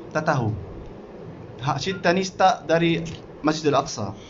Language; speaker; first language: Malay; non-native, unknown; Arabic